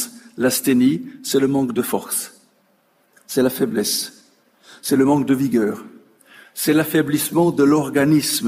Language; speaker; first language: French; native; French